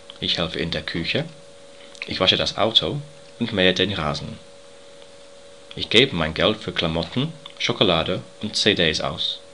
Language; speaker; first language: German; non-native, learner; English